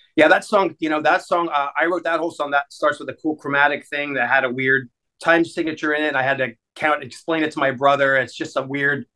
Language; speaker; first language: English; native; English